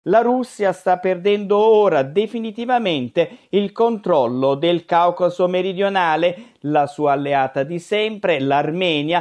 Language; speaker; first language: Italian; native; Italian